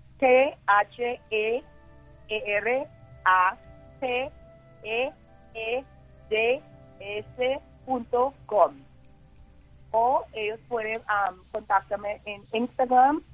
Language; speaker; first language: Spanish; non-native, learner; English